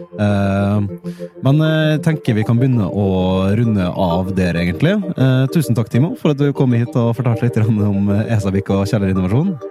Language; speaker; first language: Norwegian; native; Norwegian